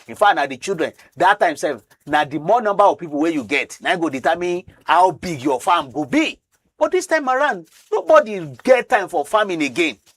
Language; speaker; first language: Nigerian Pidgin; non-native, local second language; Yoruba